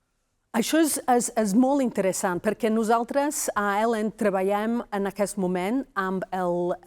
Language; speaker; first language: Catalan; non-native, fluent; Welsh